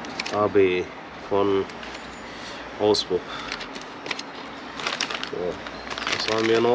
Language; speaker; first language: German; non-native, learner; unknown